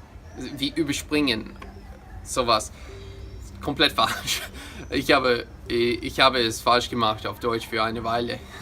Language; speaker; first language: German; non-native, fluent; English